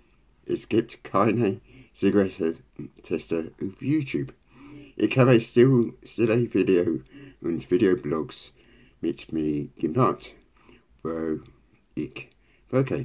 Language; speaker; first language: German; non-native, learner; English